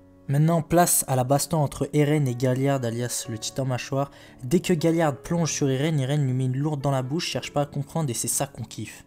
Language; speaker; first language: French; native; French